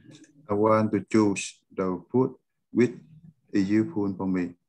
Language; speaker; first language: English; non-native, learner; Vietnamese